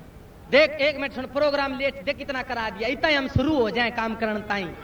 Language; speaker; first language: Hindi; non-native, local second language; Haryanvi